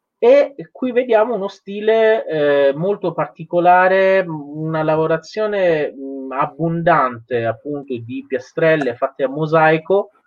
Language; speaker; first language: Italian; non-native, fluent; Persian